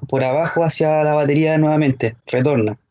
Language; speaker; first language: Spanish; native; Spanish